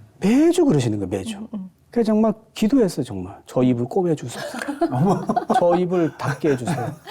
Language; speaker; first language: Korean; native; Korean